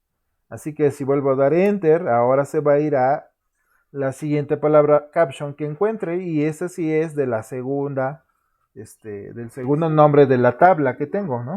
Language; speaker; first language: Spanish; native; Spanish